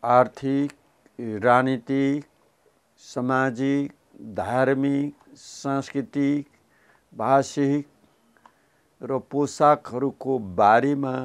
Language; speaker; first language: Nepali; non-native, local second language; Limbu